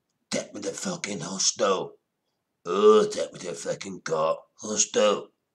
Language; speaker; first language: English; native; English